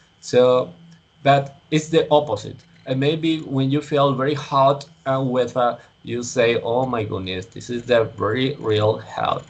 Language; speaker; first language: English; non-native, learner; Spanish